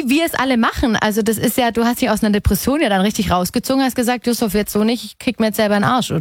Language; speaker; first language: German; native; German